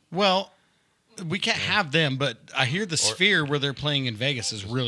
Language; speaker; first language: English; native; English